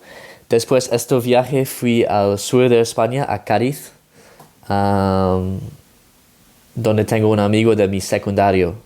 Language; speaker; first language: Spanish; non-native, learner; Dutch